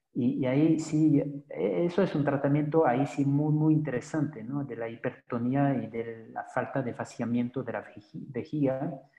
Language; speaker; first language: Spanish; non-native, fluent; French